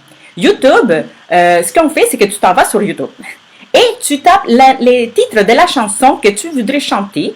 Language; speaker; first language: French; native; French